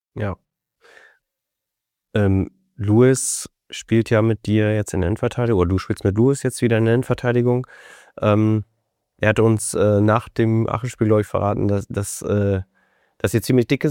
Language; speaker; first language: German; native; German